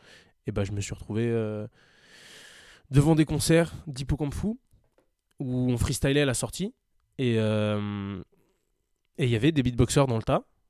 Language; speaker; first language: French; native; French